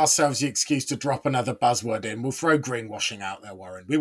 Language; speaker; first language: English; native; English